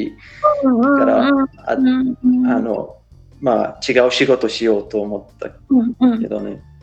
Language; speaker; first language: Japanese; non-native, fluent; English